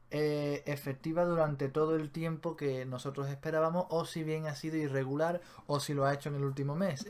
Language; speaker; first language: Spanish; native; Spanish